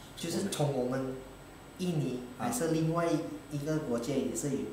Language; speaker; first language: Chinese; early bilingual, heritage; Indonesian